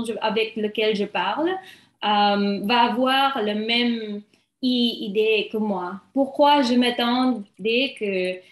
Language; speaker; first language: French; non-native, learner; English